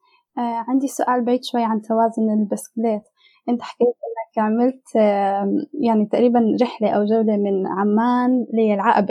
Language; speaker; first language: Arabic; native; Arabic